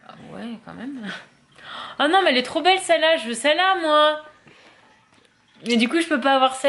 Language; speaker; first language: French; native; French